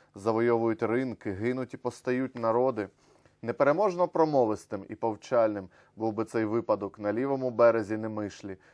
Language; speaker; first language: Ukrainian; native; Ukrainian